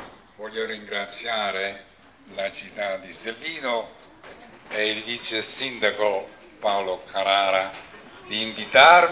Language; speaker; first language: Italian; non-native, learner; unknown